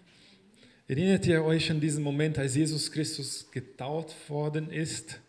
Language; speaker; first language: German; non-native, fluent; Portuguese